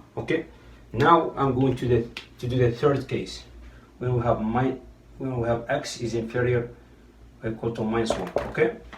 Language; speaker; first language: English; non-native, fluent; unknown